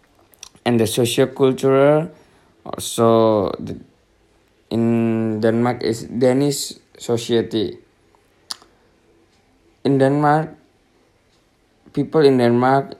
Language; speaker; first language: English; non-native, learner; Indonesian